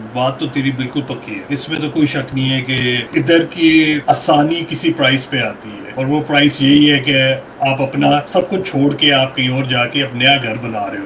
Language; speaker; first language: Urdu; native; Urdu